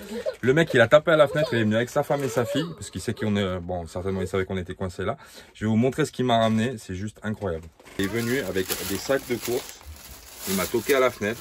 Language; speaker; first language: French; native; French